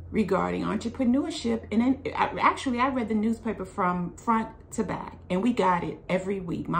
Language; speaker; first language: English; native; English